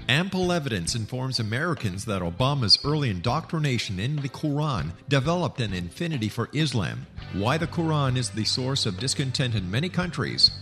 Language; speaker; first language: English; native; English